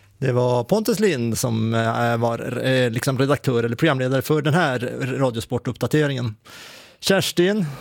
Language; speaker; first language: Swedish; native; Swedish